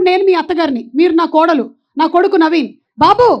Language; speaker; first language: Telugu; native; Telugu